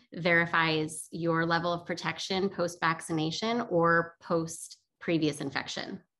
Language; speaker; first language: English; native; English